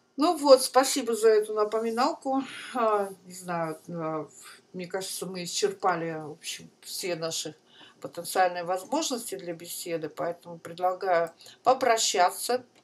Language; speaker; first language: Russian; native; Russian